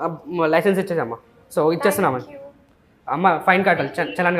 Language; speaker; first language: Telugu; native; Telugu